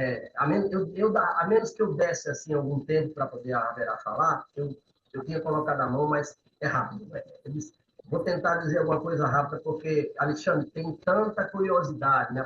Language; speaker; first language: Portuguese; native; Portuguese